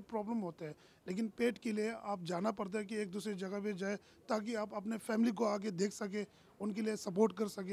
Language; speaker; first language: Hindi; non-native, local second language; Tibetan